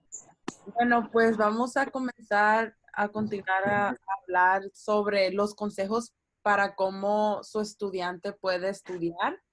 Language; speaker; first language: Spanish; early bilingual, heritage; Spanish